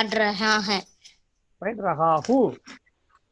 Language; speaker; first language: Hindi; non-native, learner; Tamil